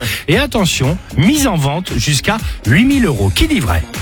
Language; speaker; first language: French; native; French